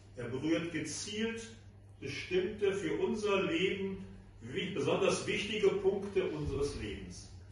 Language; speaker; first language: German; native; German